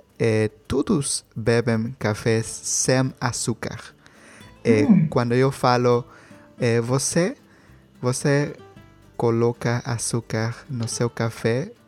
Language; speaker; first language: Portuguese; non-native, learner; Spanish